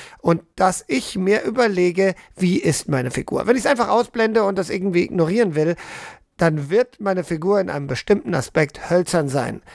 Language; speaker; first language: German; native; German